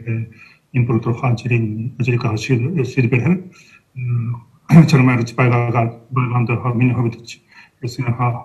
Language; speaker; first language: Mongolian; non-native, fluent; Japanese